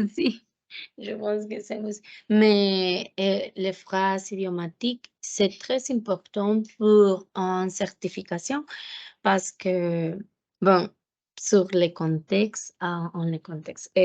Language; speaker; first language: French; non-native, learner; Spanish